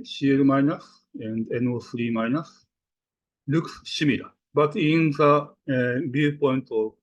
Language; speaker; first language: English; non-native, fluent; Japanese